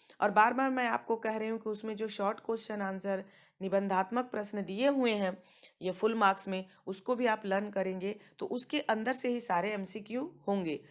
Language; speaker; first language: Hindi; native; Hindi